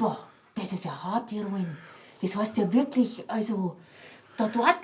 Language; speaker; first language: German; native; German